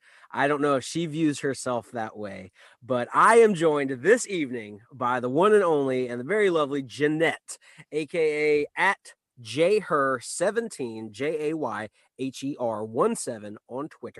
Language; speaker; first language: English; native; English